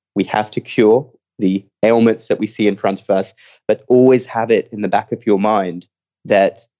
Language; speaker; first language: English; native; English